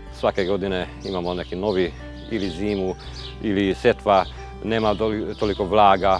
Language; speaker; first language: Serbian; non-native, local second language; Hungarian